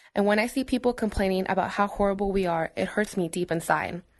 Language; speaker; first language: English; native; English